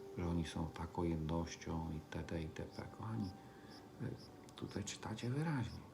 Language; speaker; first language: Polish; early bilingual, heritage; Polish